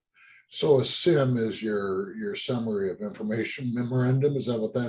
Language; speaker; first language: English; native; English